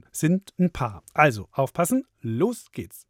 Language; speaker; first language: German; native; German